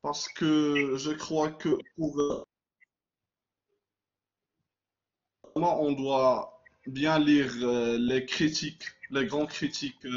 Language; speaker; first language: French; non-native, local second language; Arabic